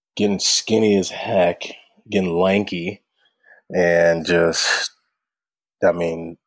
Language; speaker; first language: English; native; English